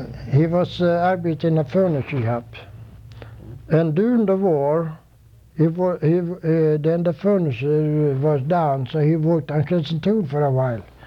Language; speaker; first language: English; non-native, fluent; Swedish